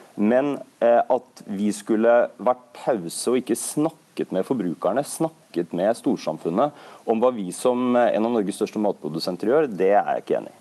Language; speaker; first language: Norwegian; native; Norwegian